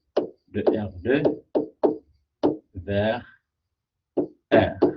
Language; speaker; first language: French; non-native, local second language; Arabic